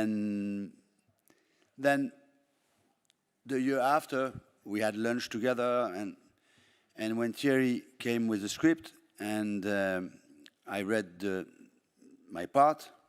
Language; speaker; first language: English; non-native, fluent; French